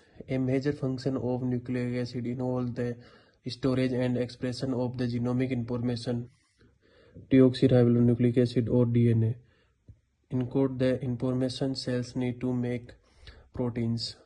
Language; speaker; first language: English; non-native, learner; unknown